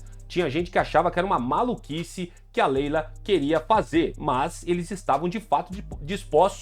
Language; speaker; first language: Portuguese; native; Portuguese